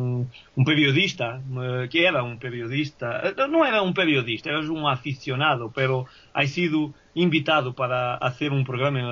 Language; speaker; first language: Spanish; non-native, fluent; Portuguese